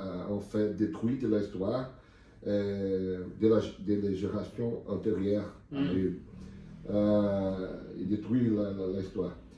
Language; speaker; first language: French; non-native, learner; Portuguese